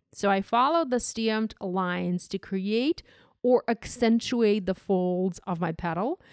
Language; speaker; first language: English; non-native, fluent; Ukrainian